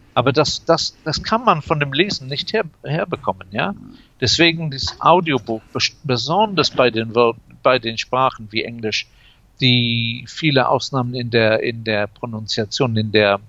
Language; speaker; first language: German; non-native, fluent; English